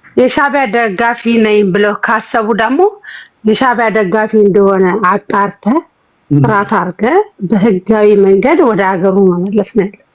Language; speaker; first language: Amharic; native; Amharic